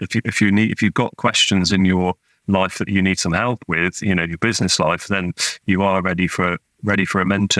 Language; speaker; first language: English; native; English